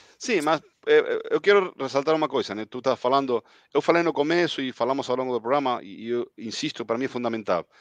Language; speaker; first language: Portuguese; non-native, fluent; Spanish